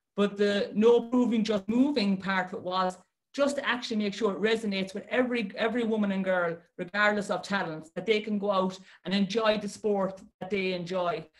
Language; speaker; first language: English; native; English